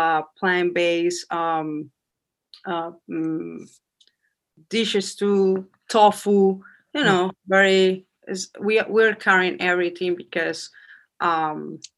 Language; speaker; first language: English; non-native, fluent; Spanish